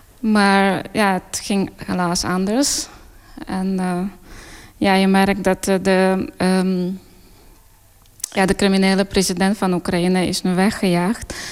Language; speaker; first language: Dutch; non-native, fluent; Ukrainian